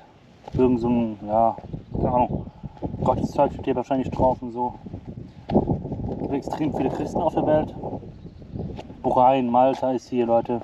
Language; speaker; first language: German; native; German